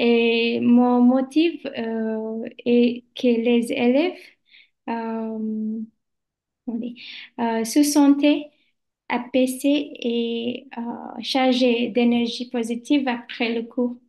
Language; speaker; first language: French; non-native, learner; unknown